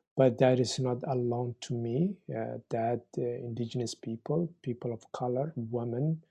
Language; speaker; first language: English; non-native, fluent; Somali